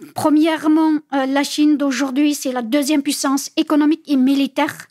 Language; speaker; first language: French; non-native, fluent; Chinese